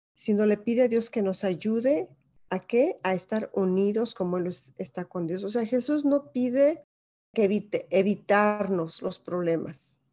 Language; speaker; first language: Spanish; native; Spanish